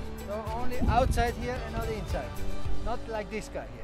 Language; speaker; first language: English; non-native, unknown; German